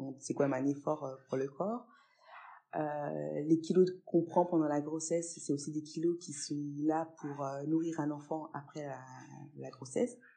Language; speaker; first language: French; early bilingual, other home language; Fula